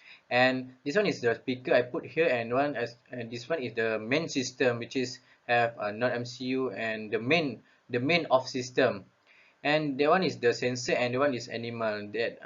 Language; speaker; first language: English; non-native, local second language; Malay